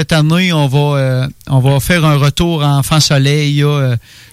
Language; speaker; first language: French; native; French